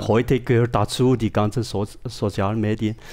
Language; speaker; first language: German; non-native, learner; Chinese